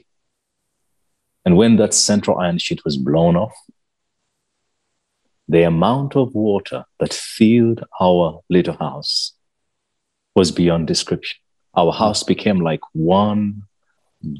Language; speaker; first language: English; non-native, local second language; Ganda